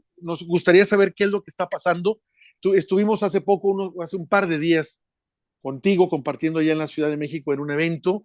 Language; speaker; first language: Spanish; native; Spanish